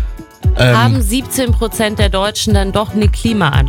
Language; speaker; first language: German; native; German